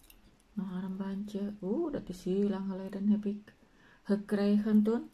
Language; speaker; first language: Dutch; non-native, learner; Indonesian